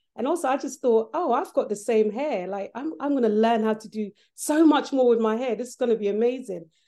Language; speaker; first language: English; early bilingual, other home language; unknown